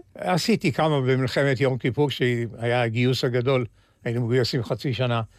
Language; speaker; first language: Hebrew; early bilingual, other home language; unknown